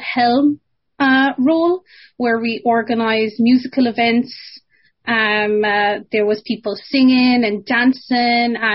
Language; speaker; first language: English; native; English